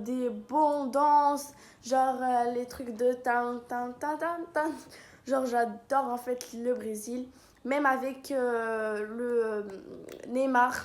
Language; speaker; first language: French; non-native, local second language; Arabic